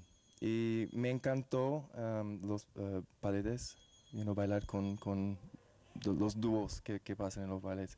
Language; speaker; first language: Spanish; non-native, fluent; English